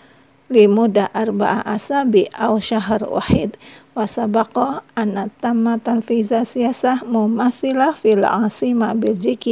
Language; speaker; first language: Arabic; non-native, fluent; Indonesian